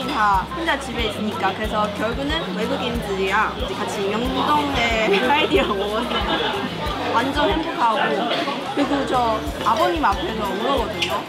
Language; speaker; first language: Korean; non-native, learner; Chinese